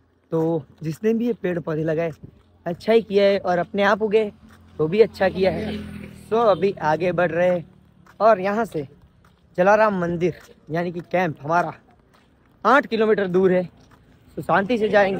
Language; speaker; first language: Hindi; non-native, local second language; Gujarati